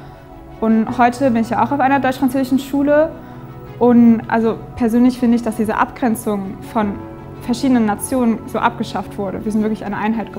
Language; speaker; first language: German; native; German